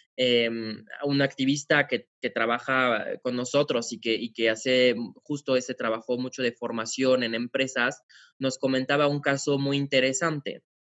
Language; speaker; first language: Spanish; non-native, fluent; French